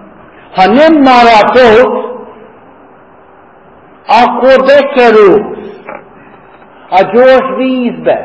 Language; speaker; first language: Hungarian; non-native, fluent; English